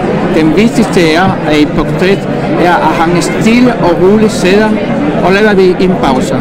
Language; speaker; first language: Danish; non-native, fluent; Spanish